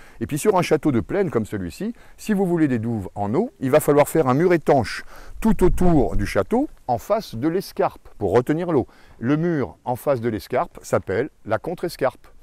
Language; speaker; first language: French; native; French